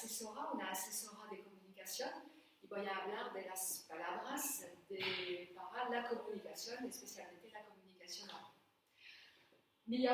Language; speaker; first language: Spanish; non-native, learner; French